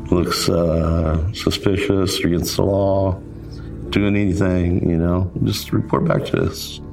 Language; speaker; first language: English; native; English